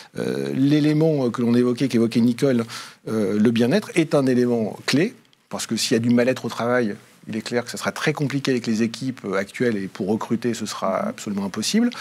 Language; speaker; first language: French; native; French